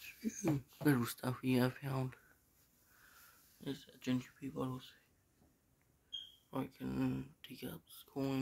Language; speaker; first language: English; native; English